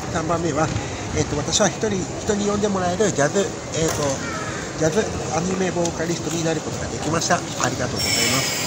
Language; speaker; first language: Japanese; native; Japanese